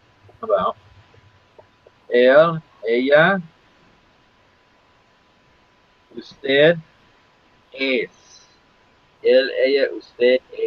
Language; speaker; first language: Spanish; non-native, fluent; English